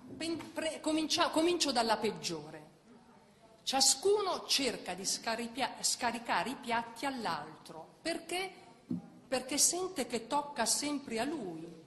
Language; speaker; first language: Italian; native; Italian